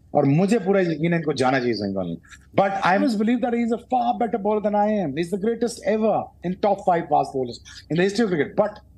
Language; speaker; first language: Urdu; non-native, local second language; Punjabi